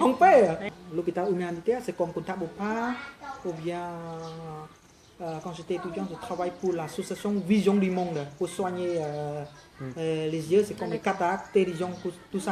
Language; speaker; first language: French; non-native, fluent; Khmer